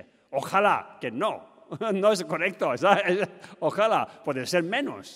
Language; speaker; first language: Spanish; non-native, learner; Tibetan